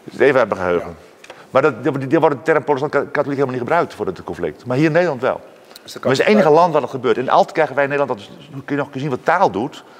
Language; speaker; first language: Dutch; non-native, local second language; Western Frisian